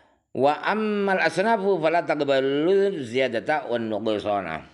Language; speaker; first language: Arabic; non-native, fluent; Indonesian